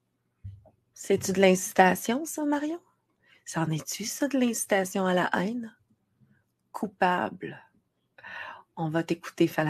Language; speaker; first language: French; native; French